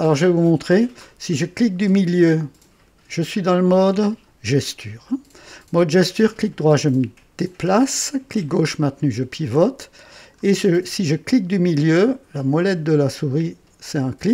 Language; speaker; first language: French; native; French